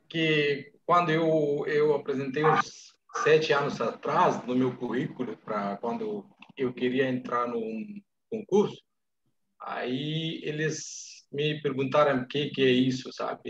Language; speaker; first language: Portuguese; non-native, fluent; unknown